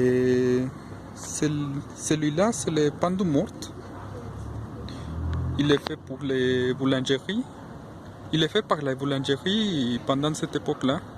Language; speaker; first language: French; non-native, fluent; Spanish